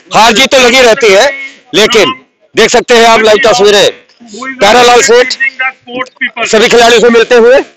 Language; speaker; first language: Hindi; non-native, local second language; Punjabi